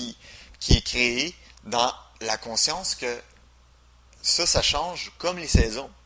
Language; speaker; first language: French; native; French